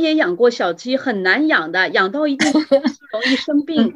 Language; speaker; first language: Chinese; native; Chinese